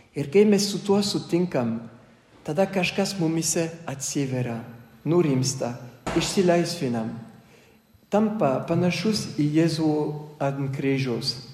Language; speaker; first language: Lithuanian; non-native, fluent; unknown